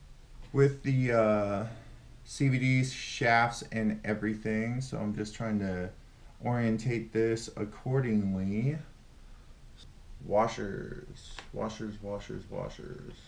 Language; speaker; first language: English; native; English